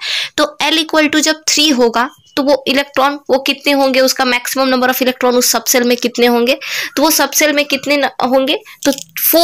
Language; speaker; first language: Hindi; native; Hindi